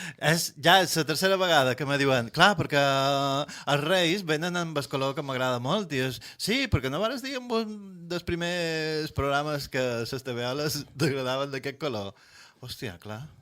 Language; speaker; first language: Catalan; native; Catalan